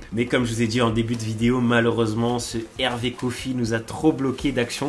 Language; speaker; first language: French; native; French